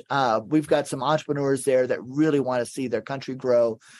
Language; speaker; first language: English; native; English